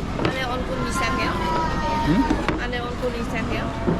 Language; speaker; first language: Korean; non-native, learner; Vietnamese